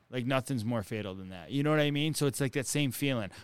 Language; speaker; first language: English; native; English